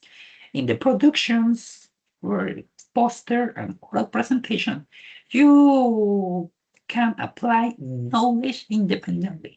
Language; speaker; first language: English; non-native, learner; Spanish